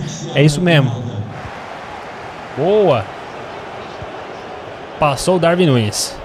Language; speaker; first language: Portuguese; native; Portuguese